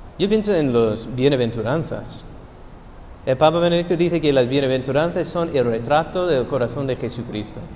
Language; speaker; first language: Spanish; non-native, fluent; English